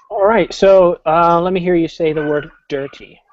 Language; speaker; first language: English; native; English